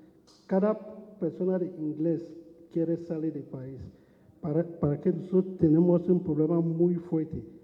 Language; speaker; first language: Spanish; non-native, learner; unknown